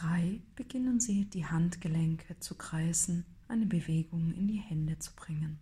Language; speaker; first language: German; native; German